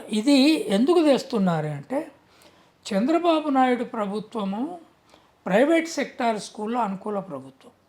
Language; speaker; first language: Telugu; native; Telugu